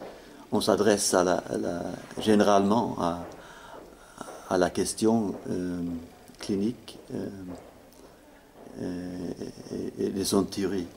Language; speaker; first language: French; non-native, fluent; Swedish